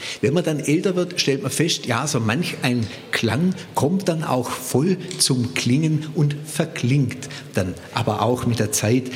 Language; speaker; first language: German; native; German